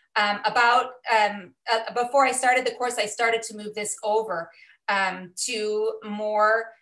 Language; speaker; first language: English; native; English